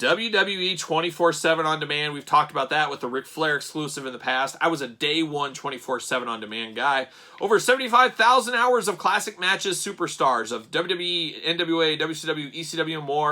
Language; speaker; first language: English; native; English